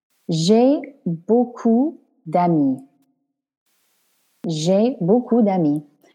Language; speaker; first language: French; non-native, fluent; English